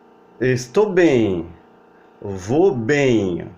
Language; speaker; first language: Portuguese; non-native, learner; Haitian Creole